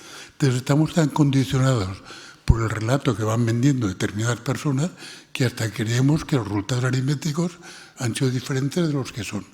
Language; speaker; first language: Spanish; non-native, local second language; Catalan